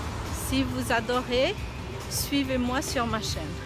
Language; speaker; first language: French; non-native, fluent; Bangla